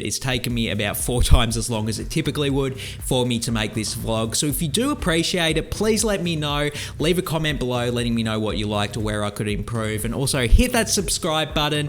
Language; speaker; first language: English; native; English